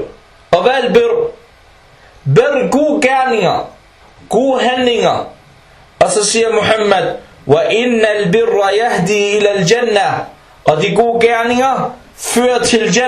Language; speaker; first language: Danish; non-native, fluent; Arabic